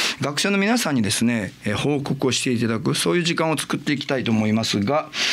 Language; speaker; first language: Japanese; native; Japanese